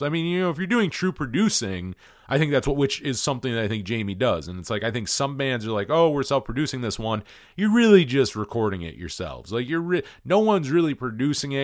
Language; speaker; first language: English; native; English